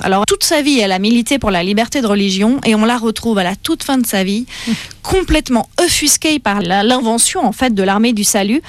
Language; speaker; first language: French; native; French